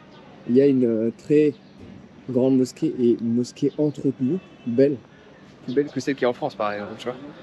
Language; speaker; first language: French; native; French